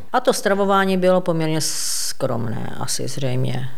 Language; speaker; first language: Czech; native; Czech